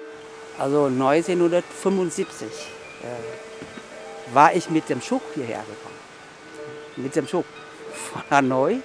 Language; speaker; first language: German; non-native, learner; Vietnamese